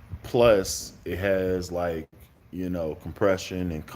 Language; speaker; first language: English; native; English